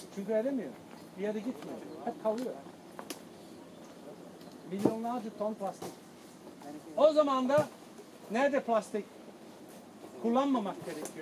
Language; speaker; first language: Turkish; non-native, fluent; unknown